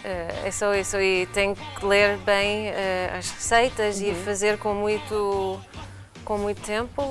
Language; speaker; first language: Portuguese; non-native, fluent; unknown